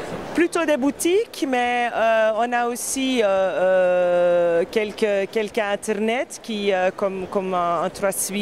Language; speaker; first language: French; non-native, fluent; Dutch